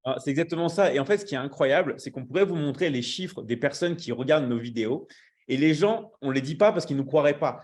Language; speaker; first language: French; native; French